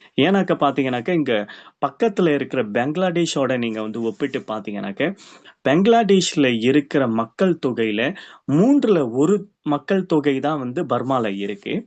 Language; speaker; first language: Tamil; early bilingual, heritage; Tamil